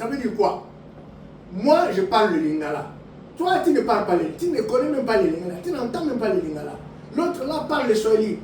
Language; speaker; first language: French; non-native, local second language; Lingala